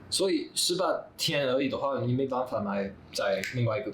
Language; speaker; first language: Chinese; non-native, learner; English